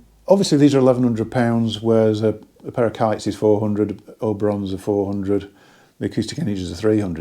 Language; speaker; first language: English; native; English